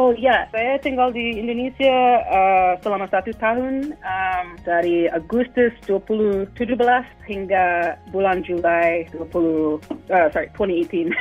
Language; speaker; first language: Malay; non-native, fluent; English